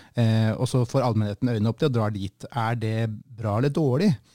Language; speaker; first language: Norwegian; native; Norwegian